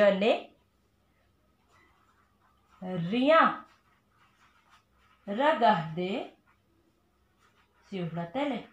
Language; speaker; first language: French; non-native, learner; Hindi